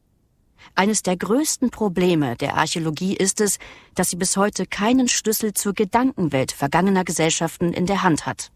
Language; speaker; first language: German; native; German